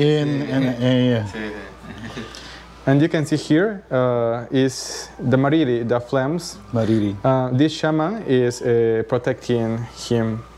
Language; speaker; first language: English; non-native, learner; Spanish